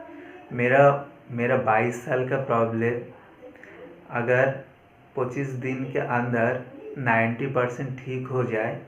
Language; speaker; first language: Hindi; non-native, local second language; Bangla